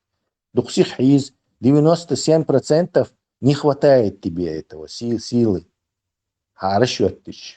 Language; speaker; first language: Russian; non-native, local second language; Chechen